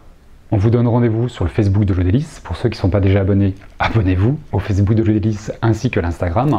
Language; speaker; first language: French; native; French